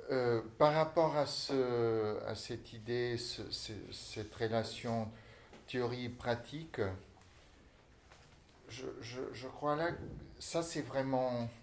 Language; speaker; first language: French; non-native, fluent; Portuguese